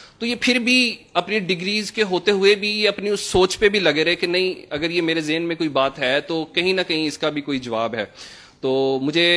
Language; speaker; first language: Urdu; non-native, local second language; Punjabi